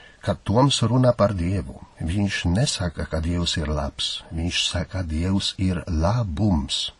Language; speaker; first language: Latvian; non-native, fluent; Polish